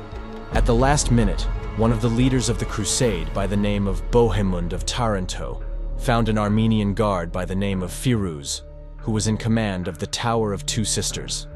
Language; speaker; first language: English; native; English